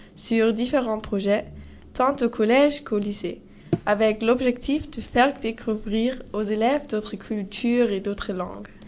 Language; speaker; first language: French; non-native, learner; German